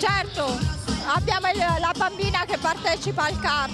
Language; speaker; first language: Italian; native; Italian